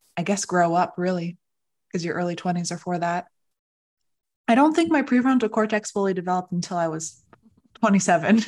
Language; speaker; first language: English; native; English